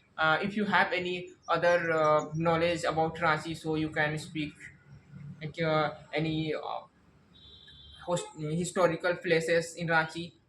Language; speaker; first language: English; non-native, learner; Hindi